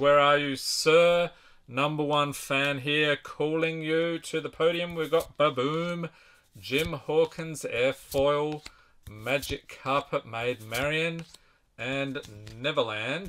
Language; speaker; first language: English; native; English